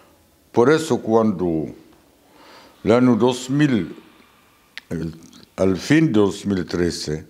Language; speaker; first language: Spanish; non-native, fluent; Arabic